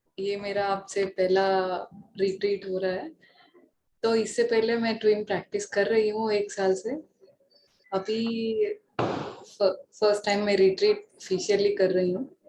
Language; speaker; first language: Hindi; native; Hindi